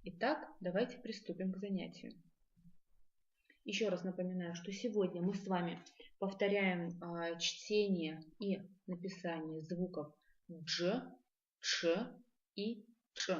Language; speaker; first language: Russian; non-native, local second language; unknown